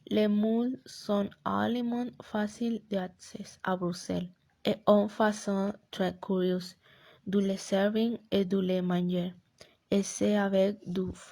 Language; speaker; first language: French; non-native, learner; Spanish